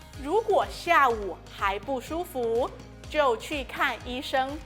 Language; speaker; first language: Chinese; non-native, learner; Thai